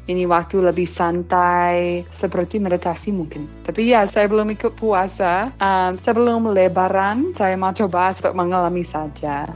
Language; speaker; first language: Indonesian; non-native, fluent; English